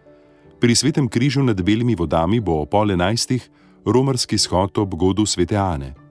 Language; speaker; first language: Slovenian; native; Slovenian